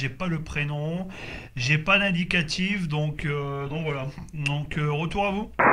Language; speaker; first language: French; native; French